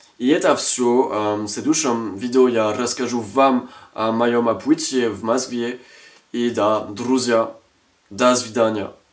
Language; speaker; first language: Russian; non-native, learner; French